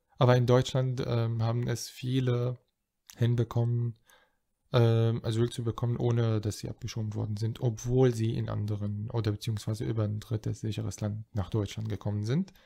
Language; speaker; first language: German; non-native, fluent; Arabic